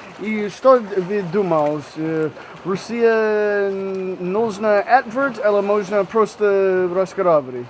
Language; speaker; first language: Russian; non-native, learner; English